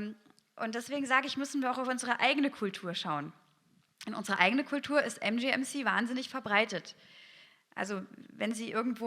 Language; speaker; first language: German; native; German